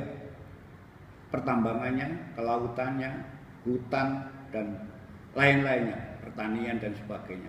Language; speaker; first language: Indonesian; native; Indonesian